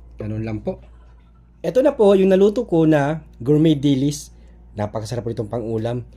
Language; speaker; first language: Filipino; native; Filipino